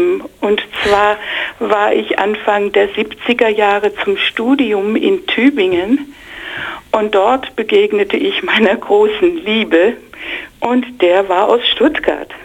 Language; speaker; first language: German; non-native, fluent; English